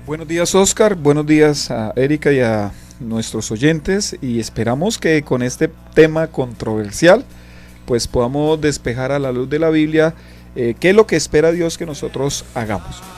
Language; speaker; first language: Spanish; native; Spanish